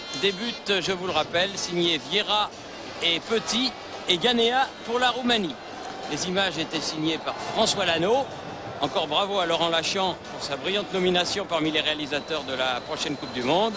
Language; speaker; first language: French; native; French